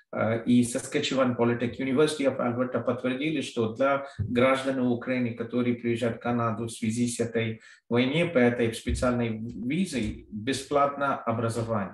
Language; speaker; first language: Russian; non-native, fluent; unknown